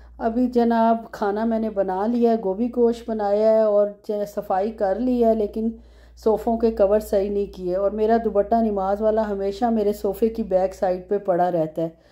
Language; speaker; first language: Urdu; native; Urdu